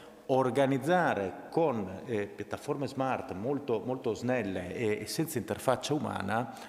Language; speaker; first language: Italian; native; Italian